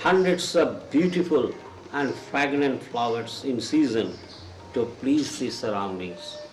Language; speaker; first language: English; non-native, local second language; Bangla